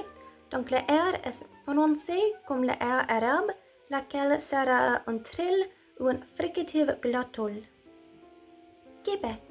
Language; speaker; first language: French; non-native, learner; English